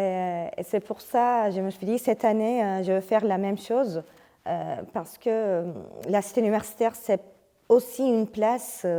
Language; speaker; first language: French; non-native, fluent; Turkish